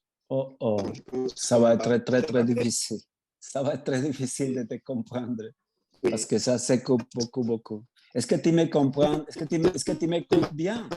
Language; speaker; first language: French; non-native, fluent; Spanish